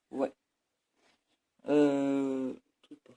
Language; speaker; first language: French; native; French